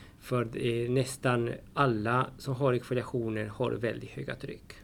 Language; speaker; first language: Swedish; non-native, fluent; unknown